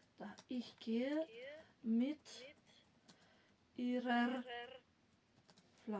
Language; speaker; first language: German; non-native, fluent; Macedonian